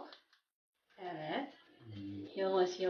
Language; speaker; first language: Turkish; non-native, learner; Indonesian